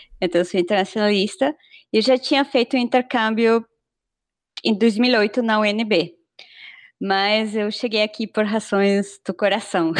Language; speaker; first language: Portuguese; non-native, fluent; Spanish